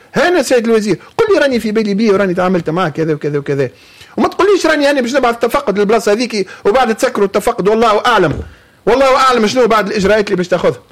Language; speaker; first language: Arabic; native; Arabic